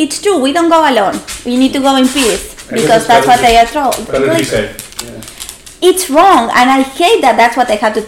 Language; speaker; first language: English; non-native, fluent; Spanish